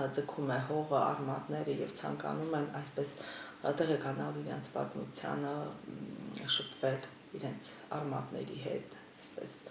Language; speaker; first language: Armenian; native; Armenian